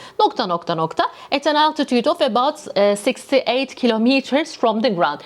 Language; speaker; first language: English; non-native, fluent; Turkish